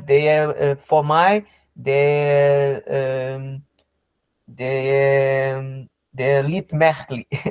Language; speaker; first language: Danish; non-native, learner; Portuguese